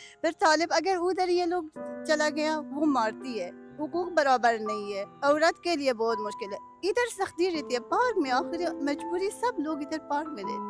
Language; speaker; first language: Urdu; non-native, learner; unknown